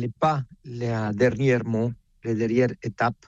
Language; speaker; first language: French; non-native, fluent; Spanish